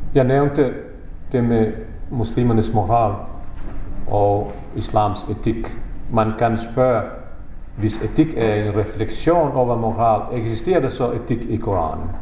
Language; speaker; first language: Danish; non-native, fluent; Bosnian